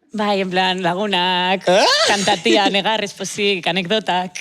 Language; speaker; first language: Basque; native; Basque